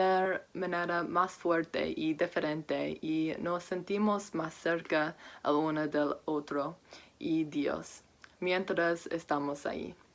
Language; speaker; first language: Spanish; non-native, learner; English